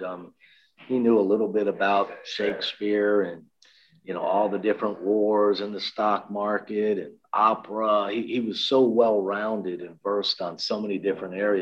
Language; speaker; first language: English; native; English